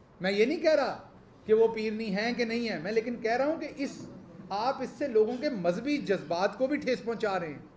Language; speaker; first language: Urdu; non-native, local second language; Punjabi